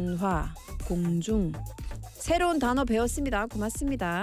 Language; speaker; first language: Korean; non-native, fluent; English